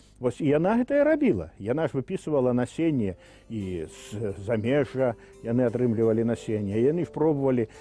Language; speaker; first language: Belarusian; native; Belarusian